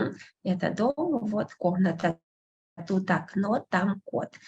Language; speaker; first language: Russian; non-native, fluent; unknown